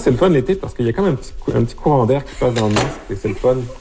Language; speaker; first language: French; native; French